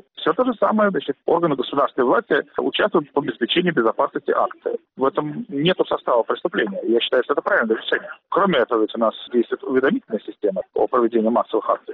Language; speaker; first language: Russian; native; Russian